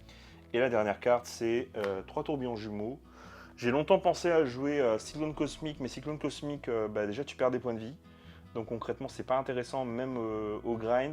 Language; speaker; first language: French; native; French